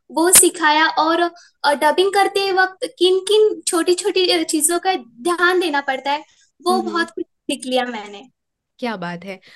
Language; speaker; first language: Hindi; non-native, local second language; Marathi